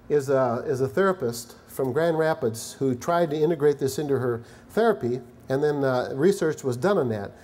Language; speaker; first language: English; native; English